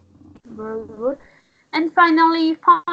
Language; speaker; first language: English; non-native, learner; Spanish